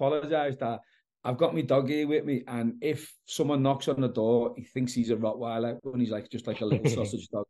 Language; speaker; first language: English; native; English